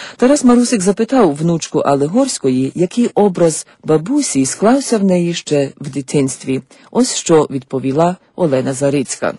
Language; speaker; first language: Ukrainian; native; Ukrainian